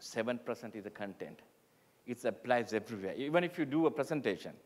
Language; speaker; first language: English; non-native, local second language; Sinhala